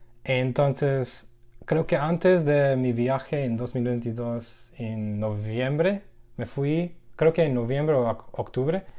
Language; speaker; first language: Spanish; non-native, learner; English